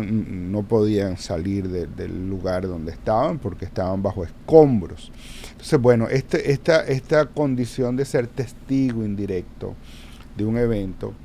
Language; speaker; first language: Spanish; native; Spanish